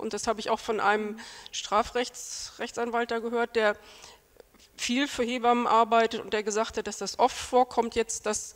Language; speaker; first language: German; native; German